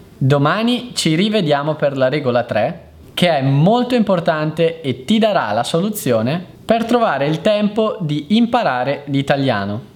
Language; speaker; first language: Italian; native; Italian